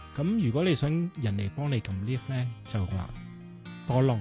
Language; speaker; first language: Cantonese; native; Cantonese